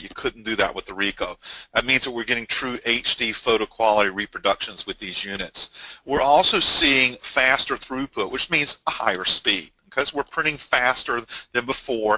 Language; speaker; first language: English; native; English